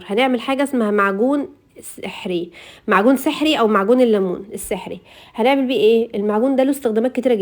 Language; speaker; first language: Arabic; native; Arabic